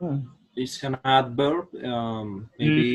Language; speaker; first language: English; non-native, learner; Spanish